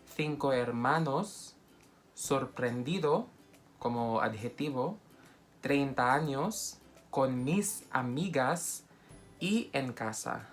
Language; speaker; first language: Spanish; non-native, fluent; Filipino